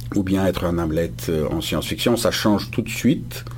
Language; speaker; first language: French; non-native, fluent; Bulgarian